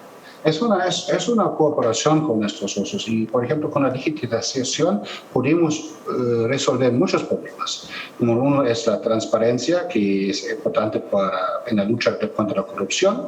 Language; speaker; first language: Spanish; non-native, fluent; German